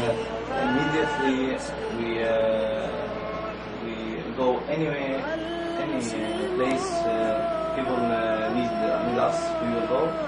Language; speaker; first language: English; non-native, learner; Arabic